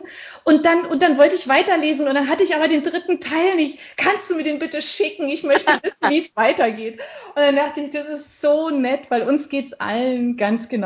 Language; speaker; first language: German; native; German